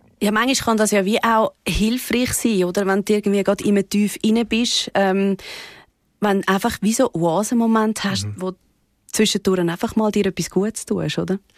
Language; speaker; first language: German; native; German